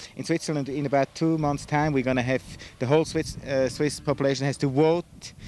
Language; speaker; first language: English; non-native, fluent; French